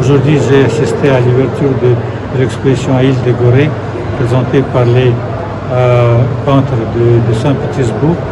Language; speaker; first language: French; non-native, fluent; Russian